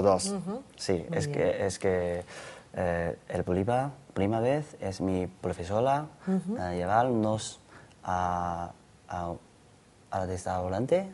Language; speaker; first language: Spanish; non-native, learner; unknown